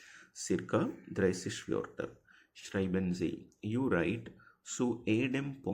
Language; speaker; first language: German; non-native, fluent; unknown